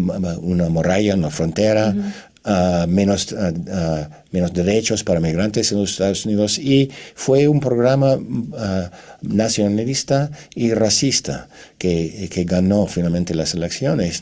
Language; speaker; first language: Spanish; non-native, fluent; English